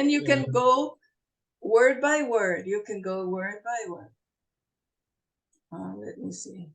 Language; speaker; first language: English; non-native, fluent; Portuguese